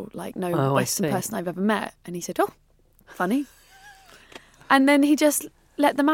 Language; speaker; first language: English; native; English